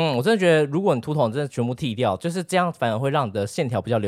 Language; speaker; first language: Chinese; native; Chinese